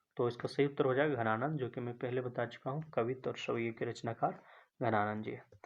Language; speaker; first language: Hindi; native; Hindi